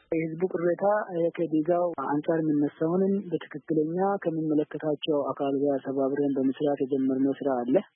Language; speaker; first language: Amharic; non-native, local second language; Oromo